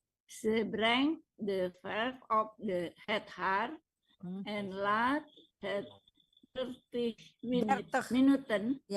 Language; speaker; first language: Dutch; non-native, learner; Indonesian